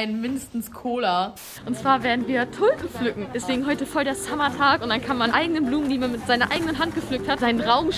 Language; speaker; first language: German; native; German